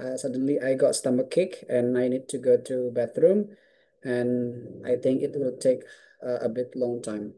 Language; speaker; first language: English; non-native, fluent; Indonesian